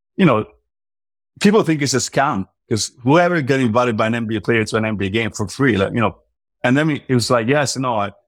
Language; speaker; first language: English; non-native, fluent; Italian